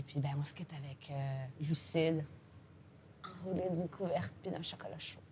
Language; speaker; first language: French; native; French